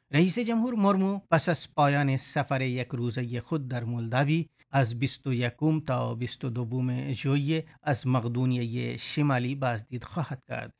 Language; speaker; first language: Persian; non-native, fluent; Urdu